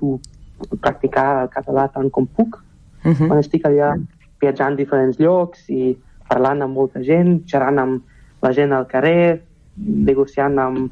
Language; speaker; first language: Catalan; non-native, fluent; German